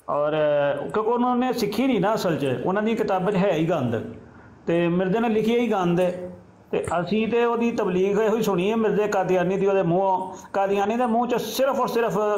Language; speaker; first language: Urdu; non-native, local second language; Punjabi